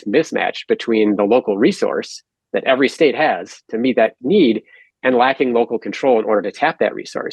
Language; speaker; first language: English; native; English